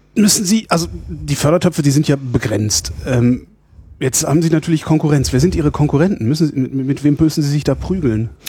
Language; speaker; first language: German; native; German